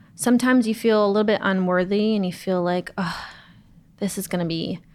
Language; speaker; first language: English; native; English